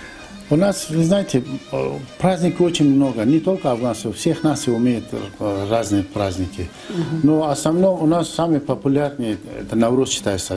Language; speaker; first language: Russian; non-native, fluent; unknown